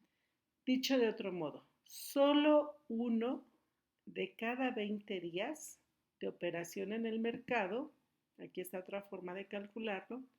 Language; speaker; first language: Spanish; native; Spanish